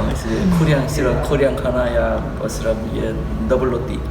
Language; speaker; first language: Urdu; non-native, learner; Korean